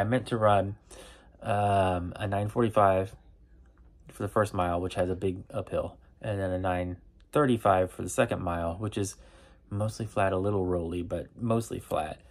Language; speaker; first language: English; native; English